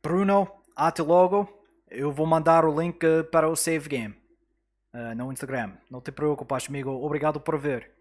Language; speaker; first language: Portuguese; non-native, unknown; English